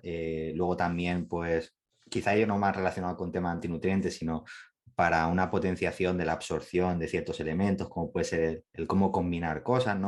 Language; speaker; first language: Spanish; native; Spanish